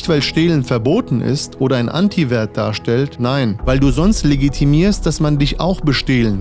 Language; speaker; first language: German; native; German